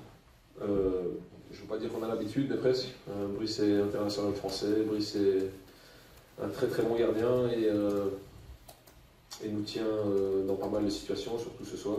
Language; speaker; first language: French; native; French